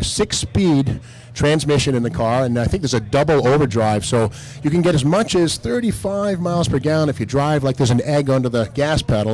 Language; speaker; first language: English; native; English